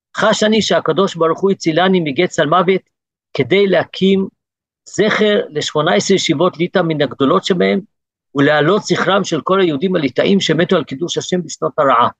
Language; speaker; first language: Hebrew; early bilingual, other home language; English